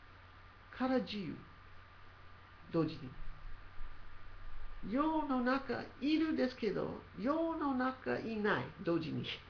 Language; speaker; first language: Japanese; non-native, learner; English